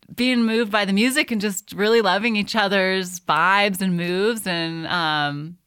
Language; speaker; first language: English; native; English